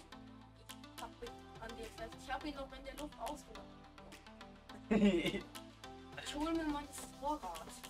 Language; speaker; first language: German; native; German